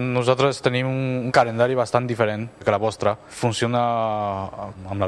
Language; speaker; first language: Catalan; non-native, fluent; Chinese